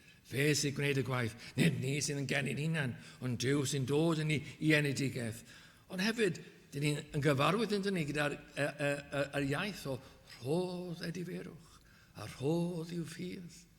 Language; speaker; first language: Welsh; native; Welsh